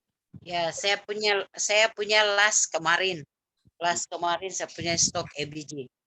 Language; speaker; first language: Malay; native; Malay